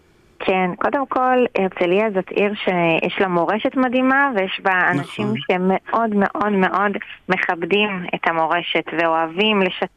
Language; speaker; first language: Hebrew; native; Hebrew